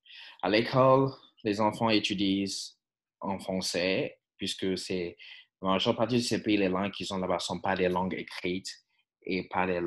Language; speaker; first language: French; non-native, fluent; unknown